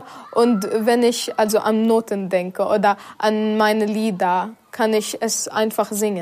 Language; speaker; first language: German; non-native, fluent; Arabic